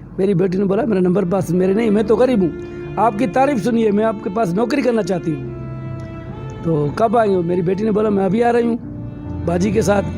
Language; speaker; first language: Urdu; non-native, local second language; Sindhi